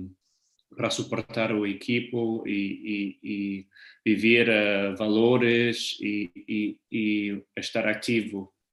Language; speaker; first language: Portuguese; non-native, fluent; German